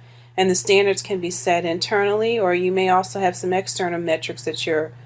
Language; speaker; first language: English; native; English